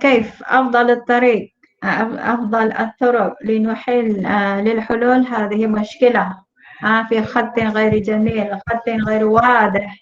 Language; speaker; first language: Arabic; non-native, fluent; Malay